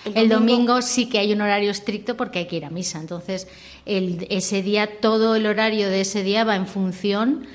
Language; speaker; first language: Spanish; non-native, local second language; Catalan